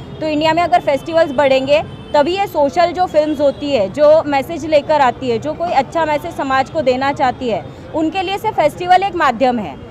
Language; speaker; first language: Hindi; non-native, local second language; Marathi